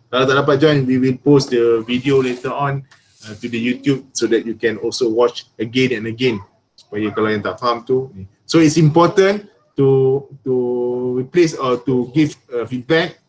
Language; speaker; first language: English; non-native, local second language; Malay